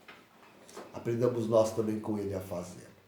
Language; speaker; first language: Portuguese; native; Portuguese